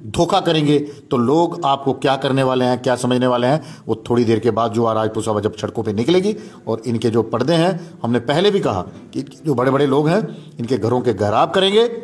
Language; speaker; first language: Hindi; non-native, local second language; Dogri